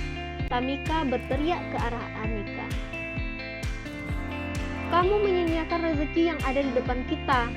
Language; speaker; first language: Indonesian; native; Indonesian